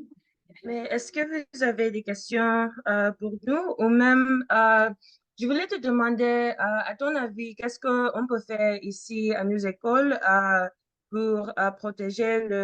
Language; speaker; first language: French; early bilingual, heritage; French